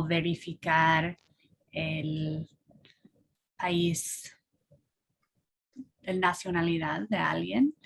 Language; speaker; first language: Spanish; non-native, fluent; English